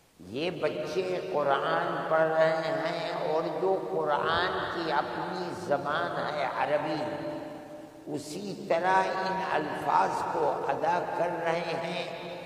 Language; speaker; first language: Urdu; native; Urdu